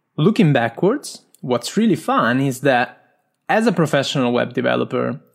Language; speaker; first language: English; non-native, fluent; Italian